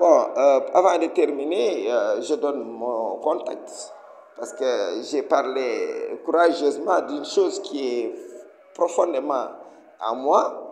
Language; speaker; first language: French; non-native, local second language; Wolof